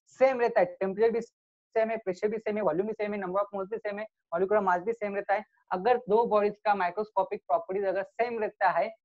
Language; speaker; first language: Hindi; native; Hindi